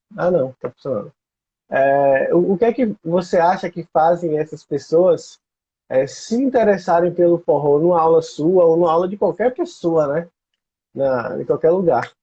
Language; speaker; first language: Portuguese; native; Portuguese